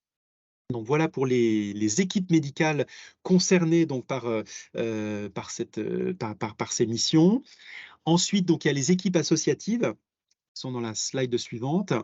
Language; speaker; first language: French; native; French